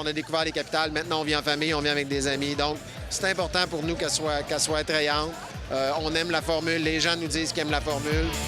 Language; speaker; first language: French; native; French